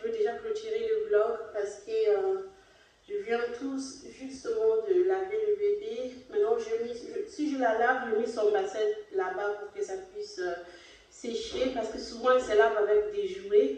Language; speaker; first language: French; non-native, local second language; Lingala